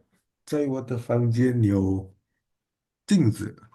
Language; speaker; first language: Chinese; non-native, learner; Indonesian